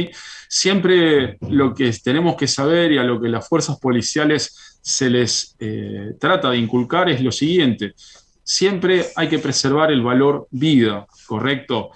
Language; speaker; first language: Spanish; native; Spanish